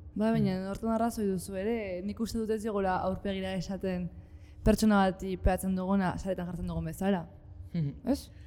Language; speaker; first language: Basque; native; Basque